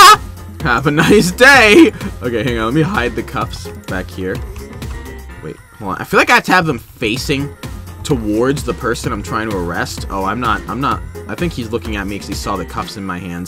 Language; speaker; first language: English; native; English